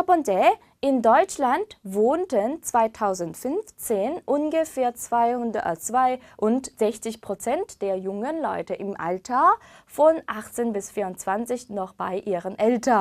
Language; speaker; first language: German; non-native, fluent; Korean